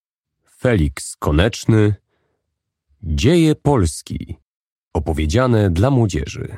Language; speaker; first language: Polish; native; Polish